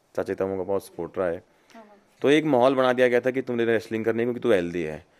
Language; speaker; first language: Hindi; native; Hindi